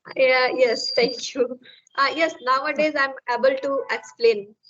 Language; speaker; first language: English; non-native, learner; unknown